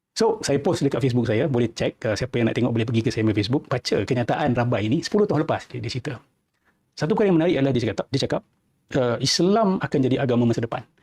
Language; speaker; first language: Malay; native; Malay